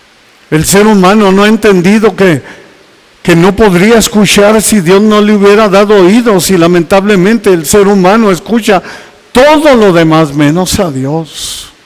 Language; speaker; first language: Spanish; native; Spanish